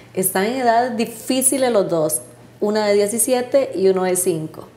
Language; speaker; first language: Spanish; native; Spanish